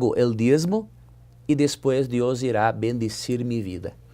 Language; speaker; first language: Spanish; non-native, fluent; Portuguese